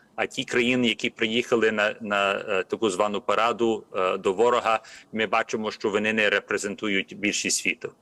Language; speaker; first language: Ukrainian; early bilingual, heritage; Ukrainian